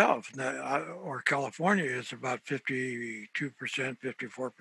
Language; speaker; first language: English; early bilingual, other home language; Spanish